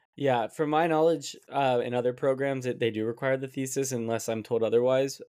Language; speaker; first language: English; native; English